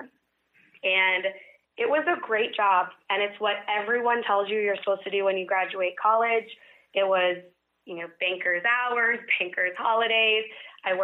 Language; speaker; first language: English; native; English